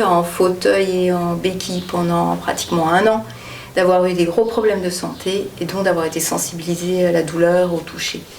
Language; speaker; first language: French; native; French